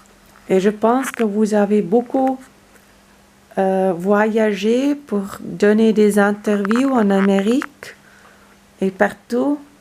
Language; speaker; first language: French; non-native, learner; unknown